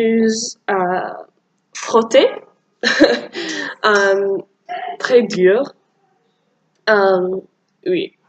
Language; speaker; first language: French; non-native, learner; English